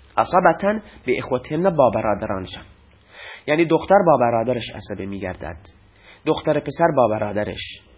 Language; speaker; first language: Persian; non-native, local second language; Baluchi